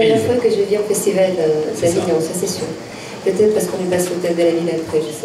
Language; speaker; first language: French; native; French